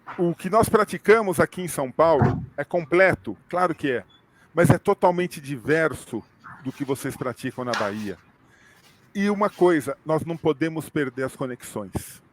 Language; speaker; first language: Portuguese; native; Portuguese